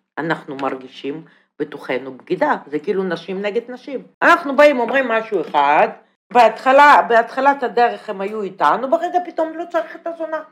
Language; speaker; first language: Hebrew; non-native, fluent; Russian